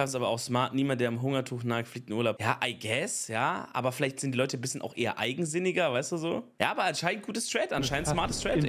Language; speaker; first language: German; native; German